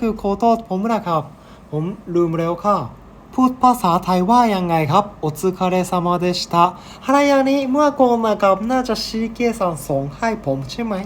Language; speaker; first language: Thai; non-native, learner; Japanese